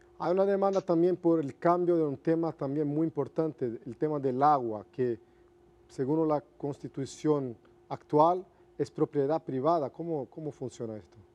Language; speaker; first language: Spanish; non-native, fluent; Portuguese